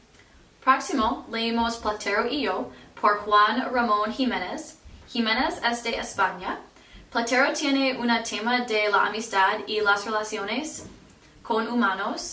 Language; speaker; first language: Spanish; non-native, learner; English